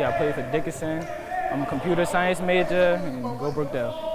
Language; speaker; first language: English; native; English